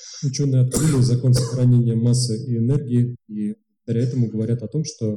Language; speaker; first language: Russian; native; Russian